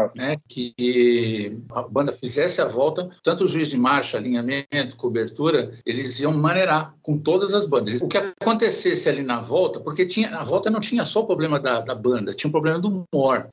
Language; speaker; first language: Portuguese; native; Portuguese